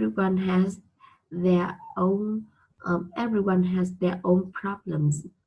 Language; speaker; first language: English; non-native, learner; Vietnamese